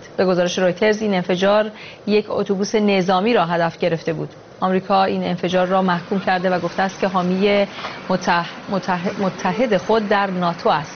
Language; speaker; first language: Persian; native; Persian